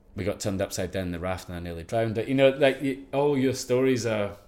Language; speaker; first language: English; native; English